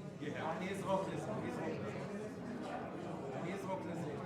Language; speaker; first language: Hebrew; native; Hebrew